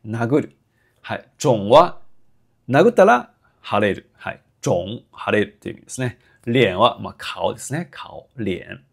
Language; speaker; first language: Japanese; non-native, fluent; Chinese